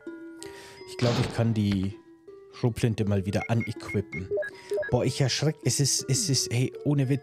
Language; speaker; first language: German; native; German